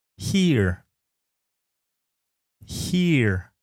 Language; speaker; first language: English; non-native, fluent; Polish